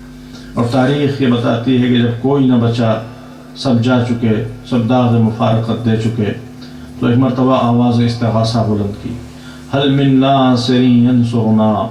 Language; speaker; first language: Urdu; native; Urdu